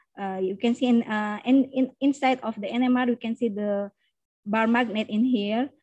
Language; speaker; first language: English; non-native, learner; Indonesian